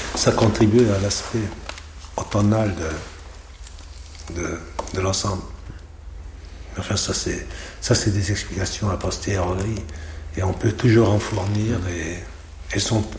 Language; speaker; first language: French; native; French